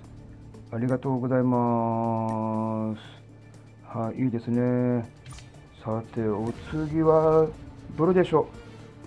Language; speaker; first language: Japanese; native; Japanese